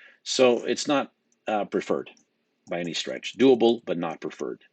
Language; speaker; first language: English; native; English